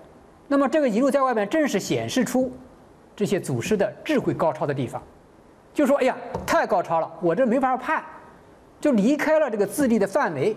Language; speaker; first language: Chinese; native; Chinese